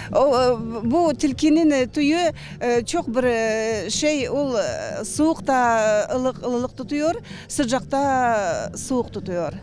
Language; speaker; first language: Turkish; non-native, learner; Bashkir